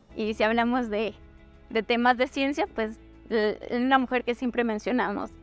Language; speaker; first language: Spanish; native; Spanish